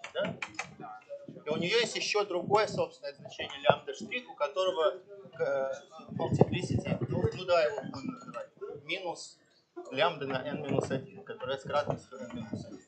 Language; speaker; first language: Russian; native; Russian